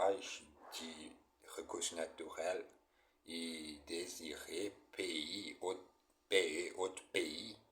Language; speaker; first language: French; non-native, learner; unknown